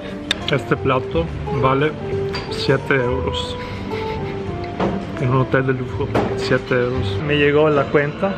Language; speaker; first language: Spanish; non-native, fluent; Italian